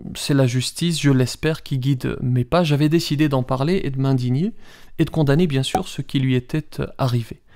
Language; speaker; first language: French; early bilingual, other home language; Riffian